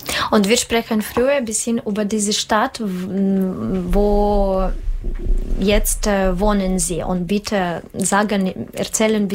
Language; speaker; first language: German; non-native, learner; Russian